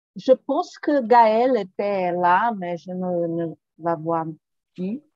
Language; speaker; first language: French; non-native, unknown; Portuguese